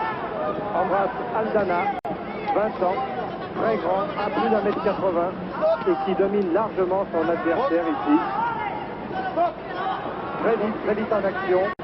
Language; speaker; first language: French; native; French